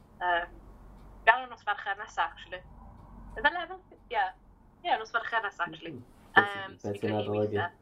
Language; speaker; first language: Welsh; native; Welsh